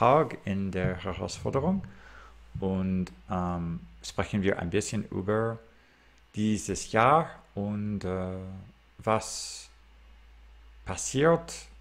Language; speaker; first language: German; non-native, learner; English